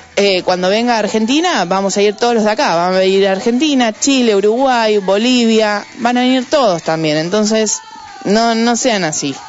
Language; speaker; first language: Spanish; native; Spanish